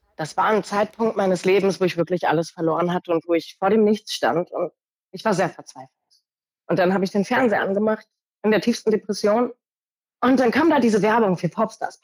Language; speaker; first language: German; early bilingual, other home language; Portuguese